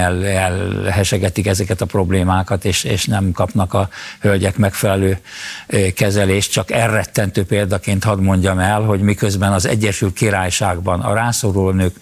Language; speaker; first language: Hungarian; native; Hungarian